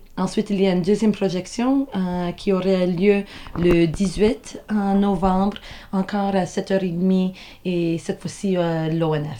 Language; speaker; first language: French; non-native, local second language; English